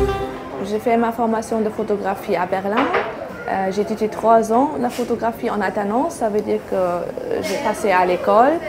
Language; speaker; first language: French; non-native, fluent; German